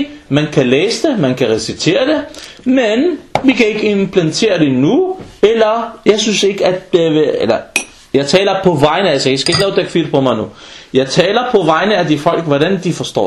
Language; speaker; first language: Danish; early bilingual, other home language; Arabic